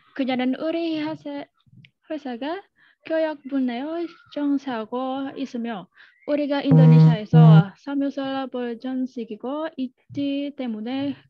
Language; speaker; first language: Korean; non-native, learner; Indonesian